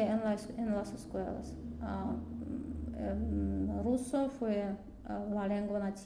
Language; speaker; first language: Spanish; non-native, learner; Russian